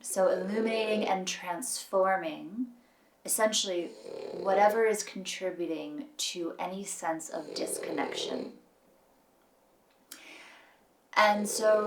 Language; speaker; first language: English; native; English